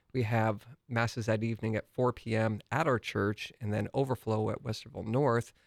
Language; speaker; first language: English; native; English